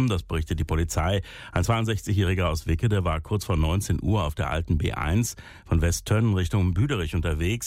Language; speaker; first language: German; native; German